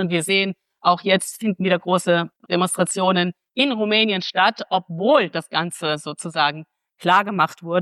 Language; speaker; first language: German; native; German